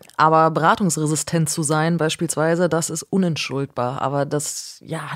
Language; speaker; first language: German; native; German